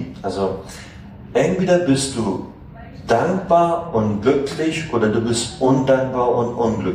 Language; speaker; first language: German; non-native, fluent; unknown